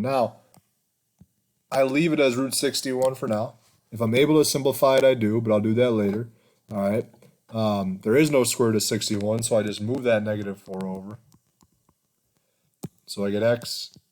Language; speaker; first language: English; native; English